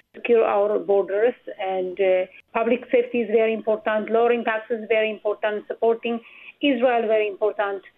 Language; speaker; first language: English; non-native, fluent; Amharic